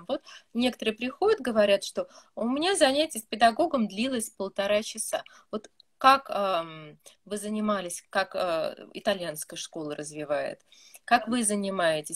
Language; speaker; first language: Russian; native; Russian